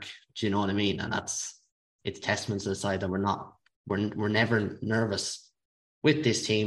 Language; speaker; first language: English; native; English